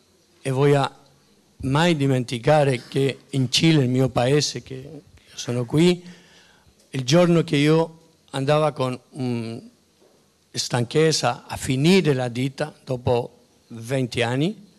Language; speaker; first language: Italian; non-native, fluent; Spanish